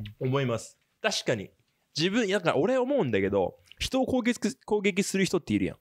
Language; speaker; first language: Japanese; native; Japanese